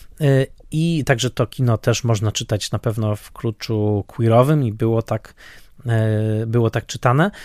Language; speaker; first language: Polish; native; Polish